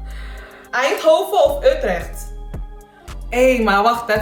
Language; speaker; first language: Dutch; non-native, learner; English